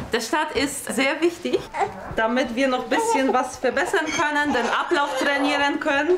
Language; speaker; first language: German; non-native, fluent; Italian